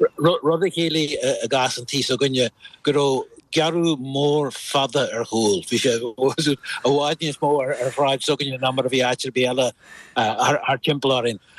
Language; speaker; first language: Irish; non-native, local second language; English